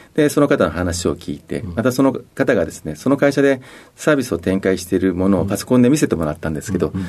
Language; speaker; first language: Japanese; native; Japanese